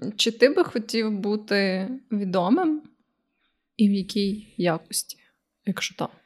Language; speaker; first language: Ukrainian; native; Ukrainian